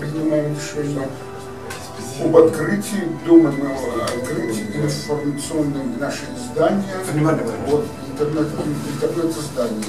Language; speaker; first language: Russian; native; Russian